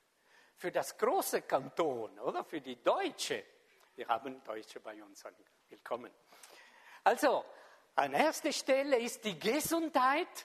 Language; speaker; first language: German; non-native, fluent; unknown